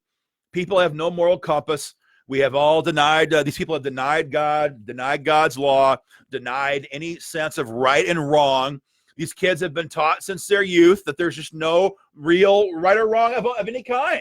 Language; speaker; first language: English; native; English